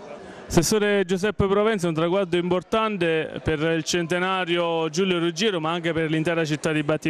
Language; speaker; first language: Italian; native; Italian